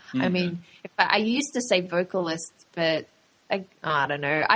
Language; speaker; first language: English; native; English